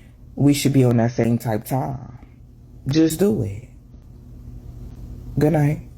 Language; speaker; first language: English; native; English